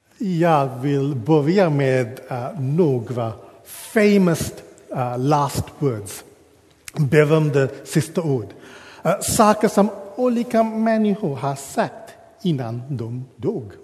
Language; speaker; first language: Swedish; non-native, fluent; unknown